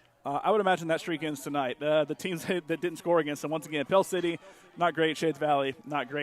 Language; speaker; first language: English; native; English